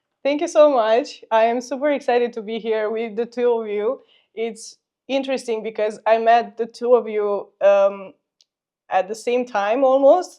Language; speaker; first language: English; non-native, fluent; Romanian